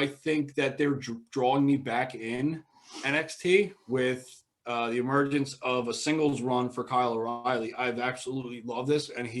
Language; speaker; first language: English; native; English